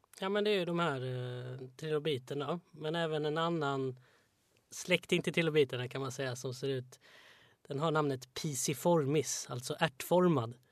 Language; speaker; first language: Swedish; native; Swedish